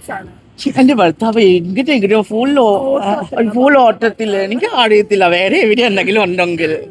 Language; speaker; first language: Malayalam; non-native, fluent; Assamese